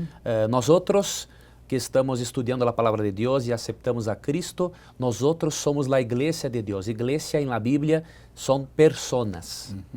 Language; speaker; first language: Spanish; non-native, learner; Portuguese